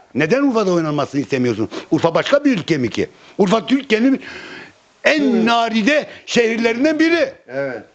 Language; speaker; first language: Turkish; native; Turkish